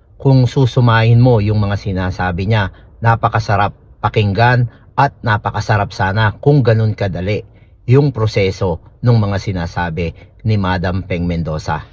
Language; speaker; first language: Filipino; native; Filipino